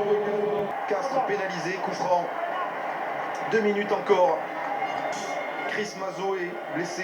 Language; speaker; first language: French; native; French